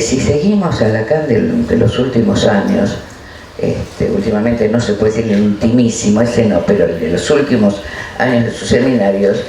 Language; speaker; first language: Spanish; native; Spanish